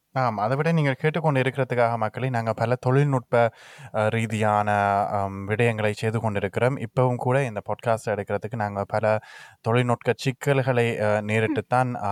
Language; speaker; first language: Tamil; native; Tamil